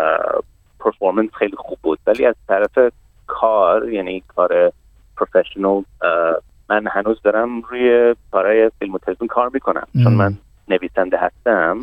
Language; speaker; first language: Persian; early bilingual, heritage; Persian